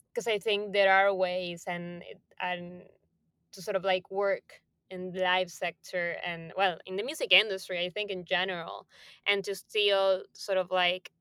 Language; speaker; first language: English; non-native, fluent; Spanish